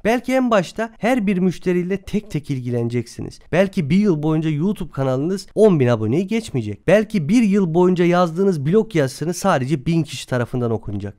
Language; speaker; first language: Turkish; native; Turkish